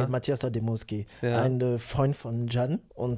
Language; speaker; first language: German; non-native, learner; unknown